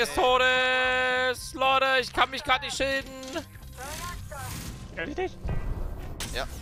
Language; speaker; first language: German; native; German